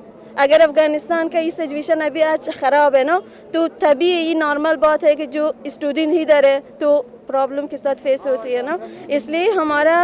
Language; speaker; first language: Hindi; non-native, learner; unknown